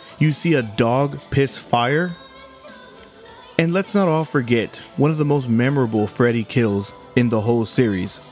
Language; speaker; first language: English; native; English